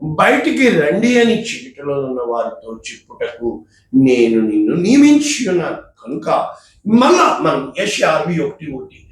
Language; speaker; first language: Telugu; native; Telugu